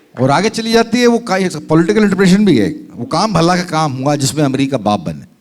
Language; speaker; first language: Hindi; native; Hindi